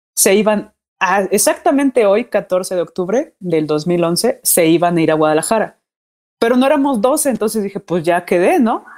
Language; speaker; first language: Spanish; native; Spanish